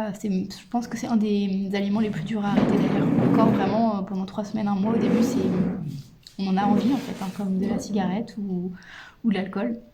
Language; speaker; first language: French; native; French